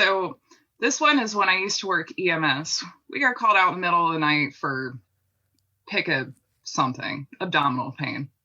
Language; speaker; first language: English; native; English